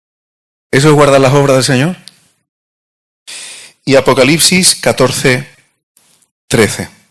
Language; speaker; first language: Spanish; native; Spanish